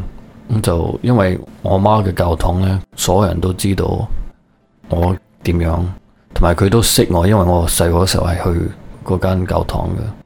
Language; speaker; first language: Cantonese; early bilingual, heritage; Cantonese